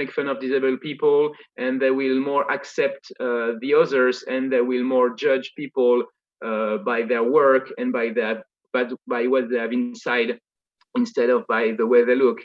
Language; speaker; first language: English; non-native, fluent; French